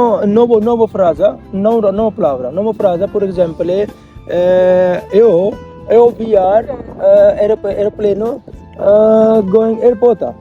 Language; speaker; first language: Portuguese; non-native, learner; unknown